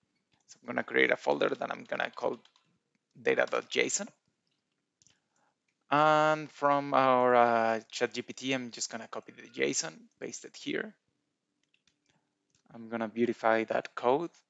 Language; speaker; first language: English; non-native, fluent; Spanish